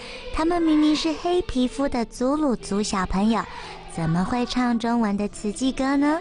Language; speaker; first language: Chinese; native; Chinese